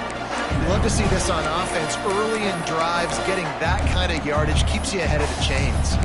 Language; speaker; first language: English; native; English